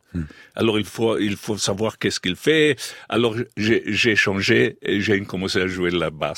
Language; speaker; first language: French; non-native, fluent; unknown